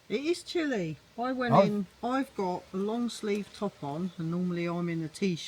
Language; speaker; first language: English; native; English